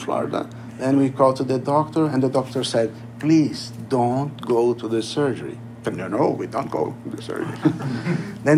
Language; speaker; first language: English; non-native, learner; Portuguese